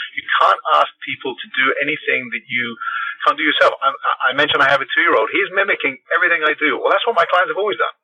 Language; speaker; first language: English; native; English